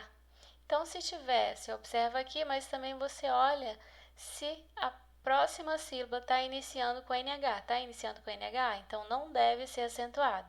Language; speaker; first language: Portuguese; native; Portuguese